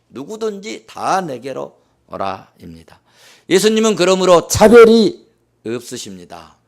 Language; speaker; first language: Korean; native; Korean